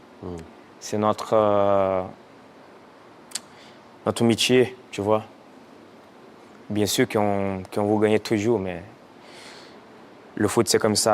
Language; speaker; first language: French; non-native, fluent; Portuguese